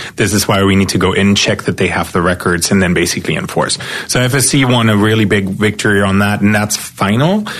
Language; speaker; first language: English; non-native, fluent; German